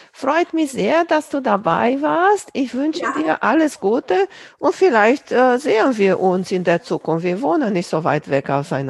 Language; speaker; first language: German; non-native, fluent; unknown